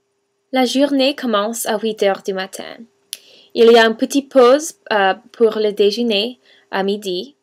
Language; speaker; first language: French; non-native, learner; English